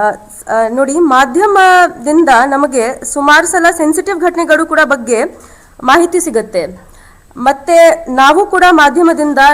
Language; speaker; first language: Kannada; non-native, local second language; Hindi